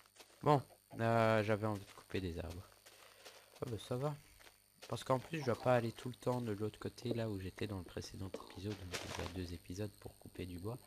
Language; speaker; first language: French; native; French